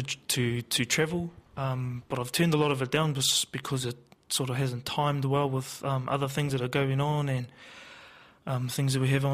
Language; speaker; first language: English; native; English